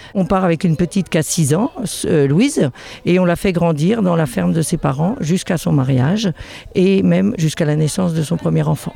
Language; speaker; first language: French; native; French